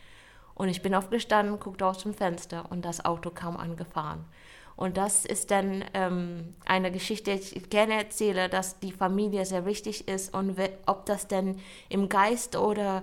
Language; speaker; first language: German; non-native, fluent; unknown